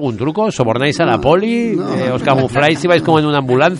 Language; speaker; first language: Spanish; native; Spanish